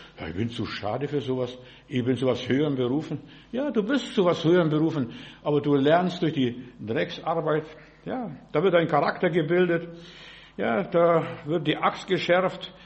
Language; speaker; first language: German; early bilingual, other home language; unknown